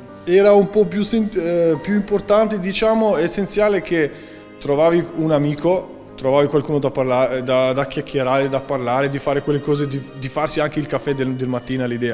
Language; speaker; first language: Italian; non-native, fluent; Albanian